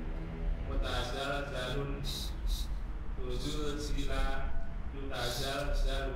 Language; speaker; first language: Arabic; non-native, learner; Indonesian